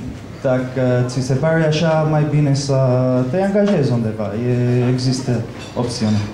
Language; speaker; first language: Romanian; non-native, fluent; English